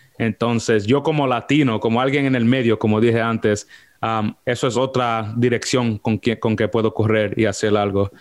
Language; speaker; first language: Spanish; early bilingual, heritage; Spanish